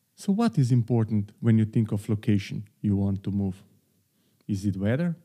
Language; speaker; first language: English; non-native, fluent; Slovenian